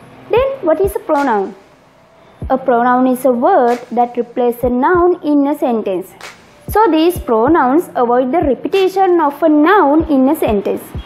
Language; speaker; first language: English; non-native, local second language; Sinhala